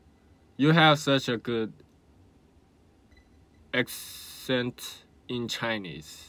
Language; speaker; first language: English; non-native, learner; Korean